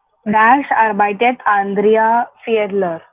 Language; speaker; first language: German; non-native, learner; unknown